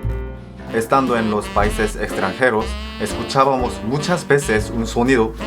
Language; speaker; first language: Spanish; non-native, fluent; Korean